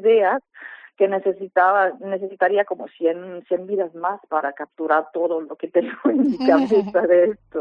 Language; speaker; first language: Spanish; non-native, fluent; German